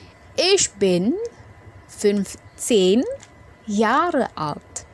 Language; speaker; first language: German; non-native, learner; Indonesian